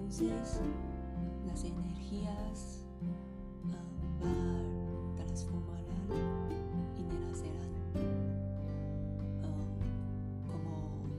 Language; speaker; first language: Spanish; non-native, learner; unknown